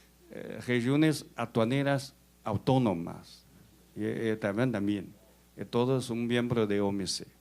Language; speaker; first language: Spanish; non-native, fluent; Chinese